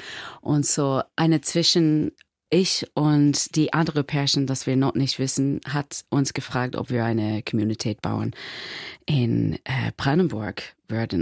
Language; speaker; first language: German; non-native, learner; English